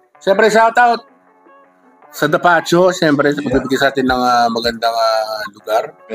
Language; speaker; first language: Filipino; non-native, local second language; Iloko